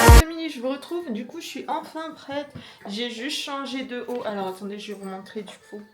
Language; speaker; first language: French; native; French